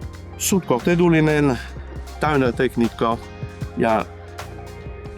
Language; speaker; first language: Finnish; non-native, fluent; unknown